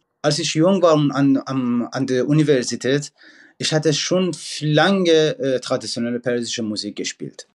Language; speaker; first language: German; non-native, fluent; Persian